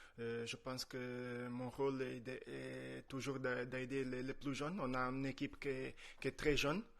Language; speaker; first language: French; non-native, fluent; Portuguese